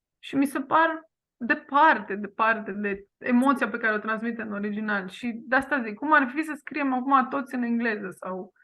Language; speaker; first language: Romanian; native; Romanian